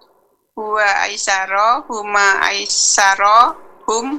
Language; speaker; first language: Arabic; non-native, learner; Indonesian